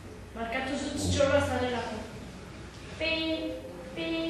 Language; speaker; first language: Basque; non-native, local second language; Spanish